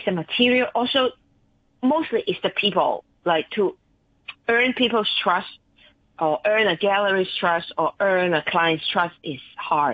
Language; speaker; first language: English; non-native, local second language; Cantonese